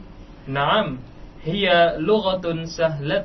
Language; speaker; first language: Arabic; non-native, learner; Indonesian